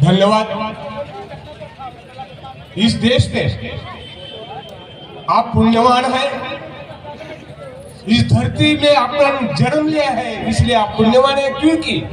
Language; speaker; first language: Hindi; native; Hindi